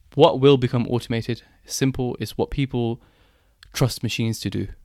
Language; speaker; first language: English; native; English